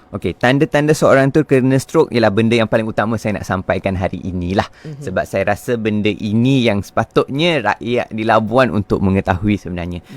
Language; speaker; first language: Malay; non-native, local second language; Tamil